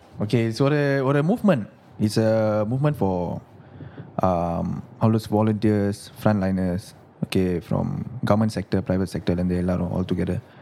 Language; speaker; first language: English; non-native, local second language; Tamil